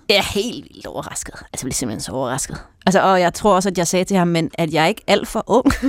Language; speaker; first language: Danish; native; Danish